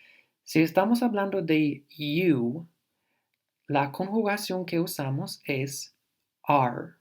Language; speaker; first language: Spanish; non-native, fluent; English